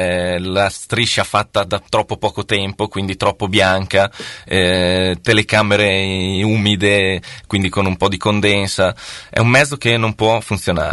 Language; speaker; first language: Italian; native; Italian